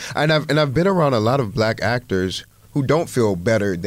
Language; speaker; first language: English; native; English